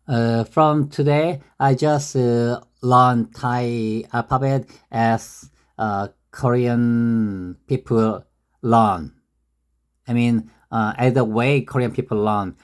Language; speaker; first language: English; non-native, learner; Korean